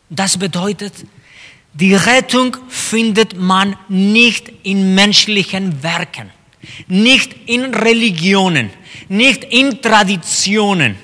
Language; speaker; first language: German; non-native, fluent; Spanish